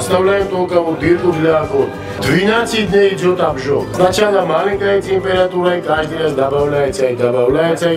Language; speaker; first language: Russian; non-native, fluent; Georgian